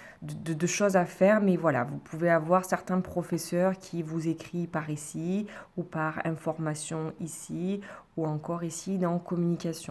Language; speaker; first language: French; native; French